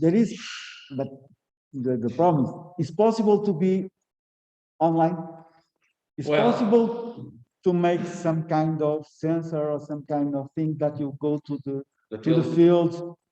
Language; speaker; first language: English; non-native, learner; Portuguese